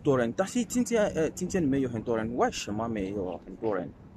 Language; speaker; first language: Chinese; non-native, learner; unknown